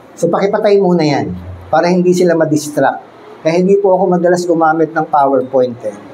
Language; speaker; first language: Filipino; native; Filipino